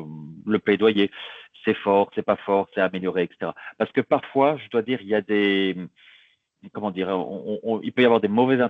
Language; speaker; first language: French; native; French